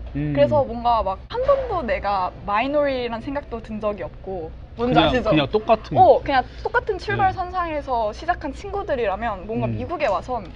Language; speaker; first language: Korean; native; Korean